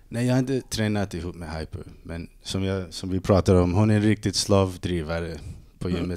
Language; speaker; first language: Swedish; non-native, fluent; English